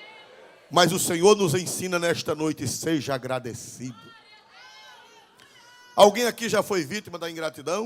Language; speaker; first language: Portuguese; native; Portuguese